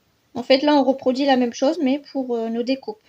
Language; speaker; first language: French; native; French